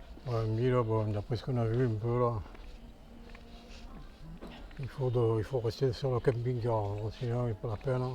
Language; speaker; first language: French; native; French